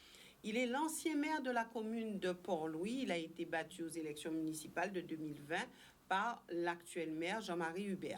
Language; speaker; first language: French; native; French